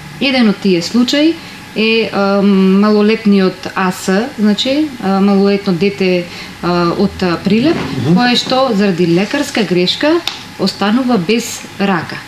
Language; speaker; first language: Macedonian; non-native, local second language; Romany